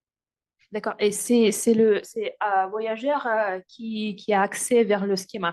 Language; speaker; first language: French; non-native, fluent; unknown